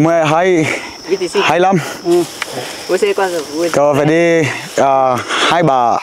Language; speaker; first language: Vietnamese; non-native, learner; Portuguese